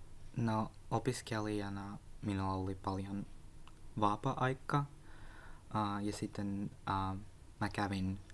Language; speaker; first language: Finnish; non-native, learner; Russian